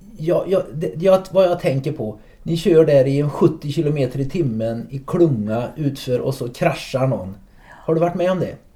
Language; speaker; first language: Swedish; native; Swedish